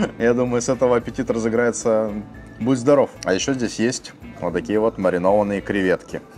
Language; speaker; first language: Russian; native; Russian